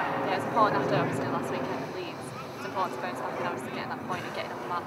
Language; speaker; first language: English; native; English